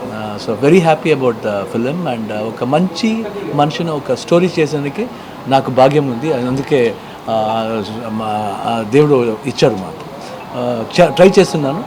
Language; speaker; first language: Telugu; non-native, learner; Kannada